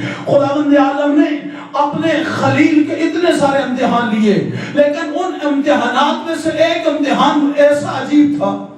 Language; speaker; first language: Urdu; native; Urdu